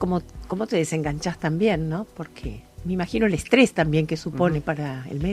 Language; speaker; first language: Spanish; native; Spanish